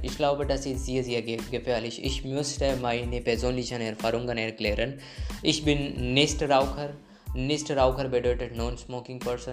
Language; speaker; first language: German; non-native, learner; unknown